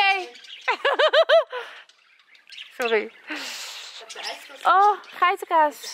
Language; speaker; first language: Dutch; native; Dutch